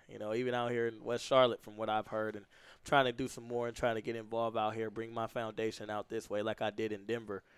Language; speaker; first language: English; native; English